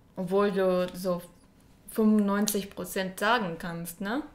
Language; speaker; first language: German; non-native, learner; Japanese